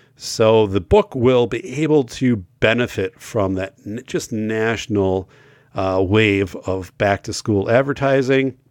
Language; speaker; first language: English; native; English